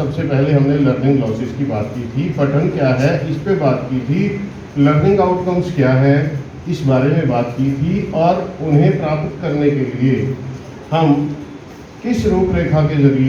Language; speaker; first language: Hindi; native; Hindi